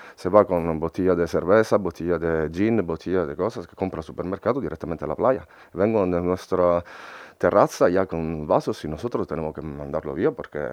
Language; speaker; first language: Spanish; non-native, fluent; Italian